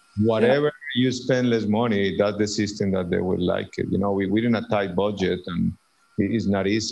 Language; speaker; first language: English; non-native, fluent; Spanish